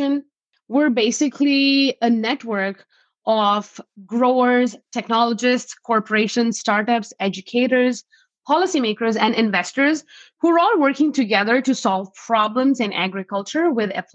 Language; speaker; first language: English; non-native, local second language; Hindi